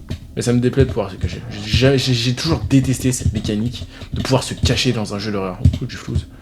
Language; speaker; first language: French; native; French